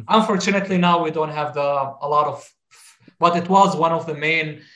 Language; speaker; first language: English; non-native, fluent; Arabic